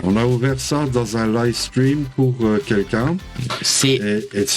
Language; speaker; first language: French; non-native, learner; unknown